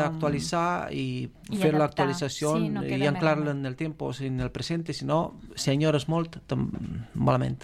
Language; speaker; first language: Catalan; non-native, fluent; Romanian